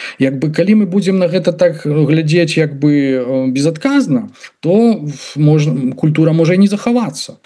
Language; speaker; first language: Belarusian; native; Belarusian